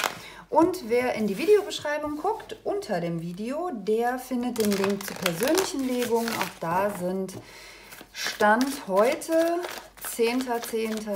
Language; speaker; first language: German; native; German